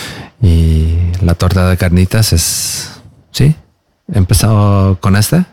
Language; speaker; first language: Spanish; non-native, learner; Norwegian